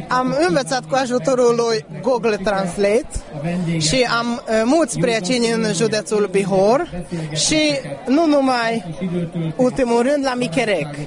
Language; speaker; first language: Romanian; non-native, learner; Hungarian